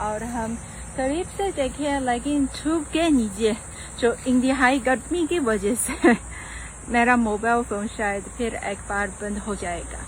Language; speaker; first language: Urdu; non-native, fluent; Chinese